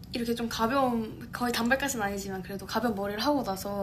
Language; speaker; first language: Korean; native; Korean